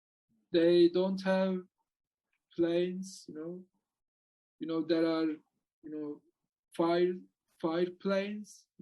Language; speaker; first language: English; non-native, learner; Turkish